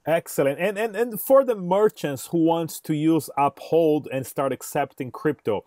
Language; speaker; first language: English; non-native, fluent; Portuguese